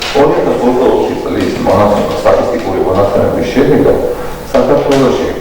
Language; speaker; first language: Georgian; non-native, local second language; Azerbaijani